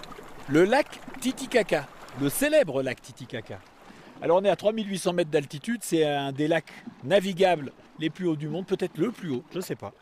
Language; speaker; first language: French; native; French